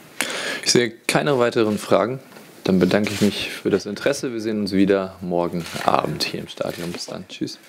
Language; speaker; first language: German; native; German